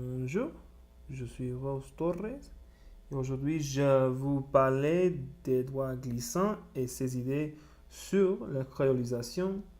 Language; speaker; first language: French; non-native, learner; Spanish